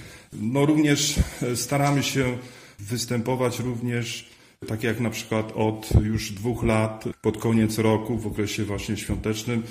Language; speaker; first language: Polish; native; Polish